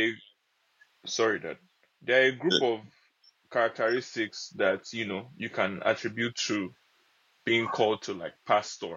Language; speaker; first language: English; non-native, local second language; Yoruba